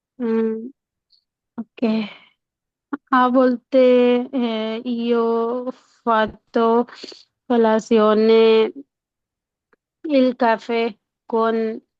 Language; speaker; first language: Italian; non-native, learner; Urdu